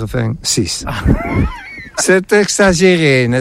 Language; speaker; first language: French; non-native, fluent; Dutch